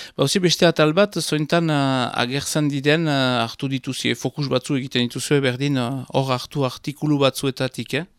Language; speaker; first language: Basque; native; Basque